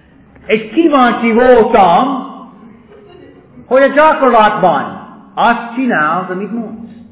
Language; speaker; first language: Hungarian; non-native, fluent; English